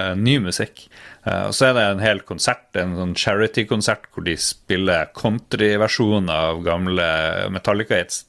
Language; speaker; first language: Norwegian; native; Norwegian